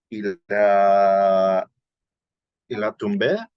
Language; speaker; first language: French; non-native, learner; Spanish